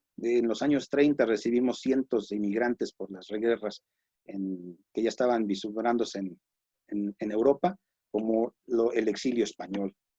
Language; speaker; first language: Spanish; native; Spanish